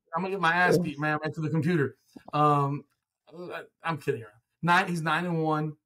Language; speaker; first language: English; early bilingual, other home language; Spanish